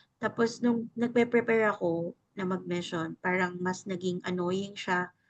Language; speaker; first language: Filipino; native; Filipino